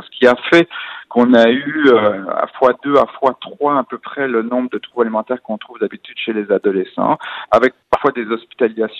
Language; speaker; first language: French; native; French